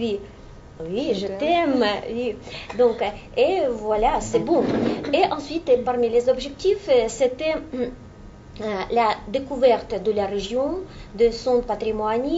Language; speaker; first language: French; non-native, fluent; Russian